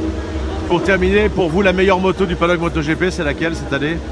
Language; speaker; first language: French; native; French